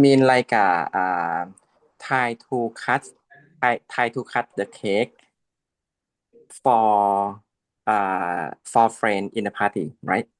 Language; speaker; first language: English; non-native, learner; Thai